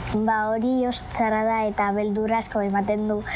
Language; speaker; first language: Basque; non-native, local second language; Spanish